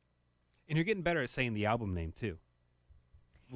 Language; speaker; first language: English; native; English